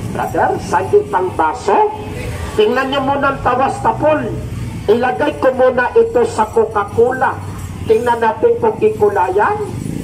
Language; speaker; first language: Filipino; non-native, local second language; Cebuano